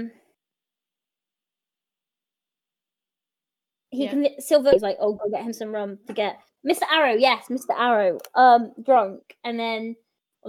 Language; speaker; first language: English; native; English